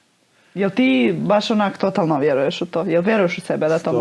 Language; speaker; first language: Croatian; native; Croatian